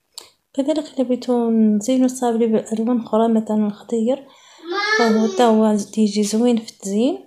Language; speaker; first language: Arabic; native; Arabic